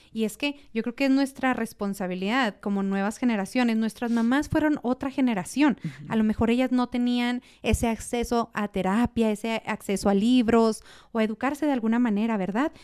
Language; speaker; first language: Spanish; native; Spanish